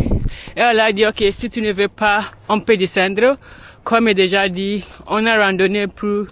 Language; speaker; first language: French; non-native, learner; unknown